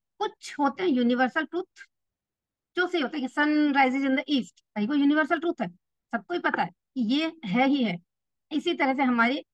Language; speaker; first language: Hindi; native; Hindi